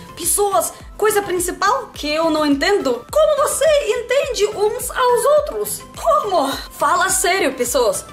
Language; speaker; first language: Portuguese; non-native, learner; Russian